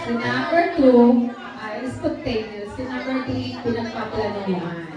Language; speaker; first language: Filipino; native; Filipino